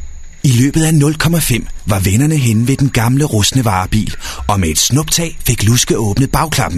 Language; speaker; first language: Danish; native; Danish